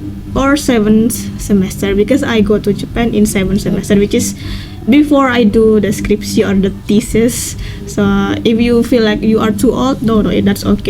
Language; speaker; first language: English; non-native, learner; Indonesian